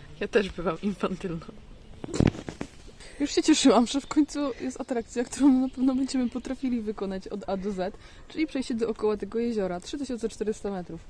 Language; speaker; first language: Polish; native; Polish